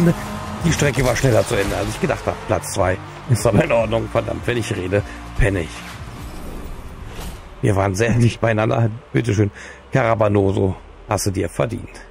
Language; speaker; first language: German; native; German